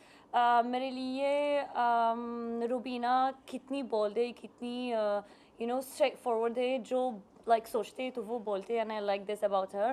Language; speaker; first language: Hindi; non-native, learner; Arabic